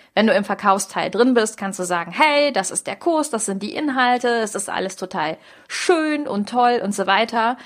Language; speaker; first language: German; native; German